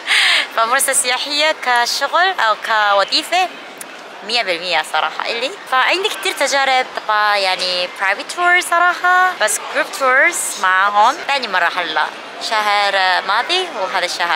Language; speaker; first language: Arabic; non-native, fluent; Korean